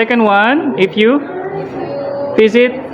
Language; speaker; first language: English; non-native, fluent; Indonesian